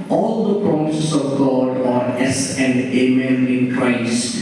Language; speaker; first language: English; non-native, local second language; Telugu